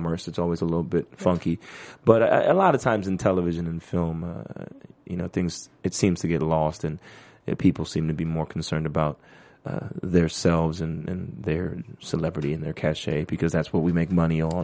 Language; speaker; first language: English; native; English